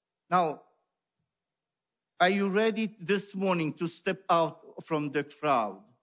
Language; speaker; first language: English; non-native, fluent; Romanian